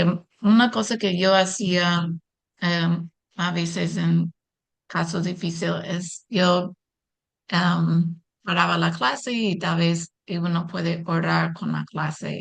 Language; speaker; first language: Spanish; non-native, fluent; English